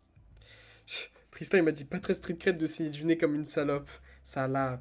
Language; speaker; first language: French; native; French